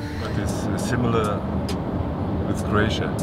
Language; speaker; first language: English; non-native, learner; Croatian